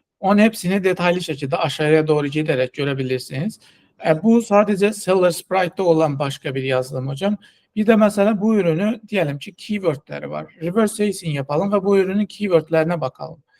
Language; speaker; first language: Turkish; non-native, fluent; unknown